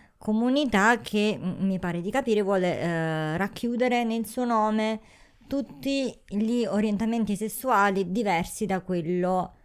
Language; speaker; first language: Italian; native; Italian